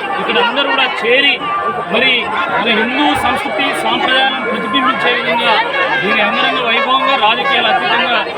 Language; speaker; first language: Telugu; native; Telugu